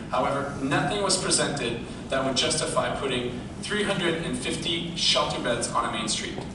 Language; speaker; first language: English; non-native, local second language; French